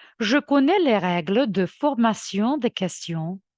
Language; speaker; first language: French; non-native, fluent; Ukrainian